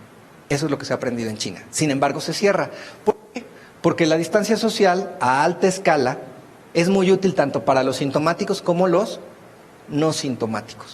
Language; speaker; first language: Spanish; native; Spanish